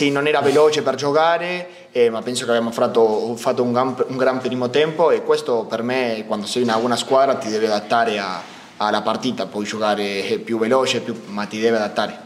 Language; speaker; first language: Italian; non-native, fluent; Spanish